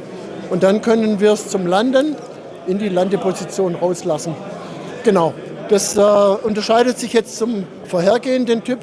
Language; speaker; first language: German; native; German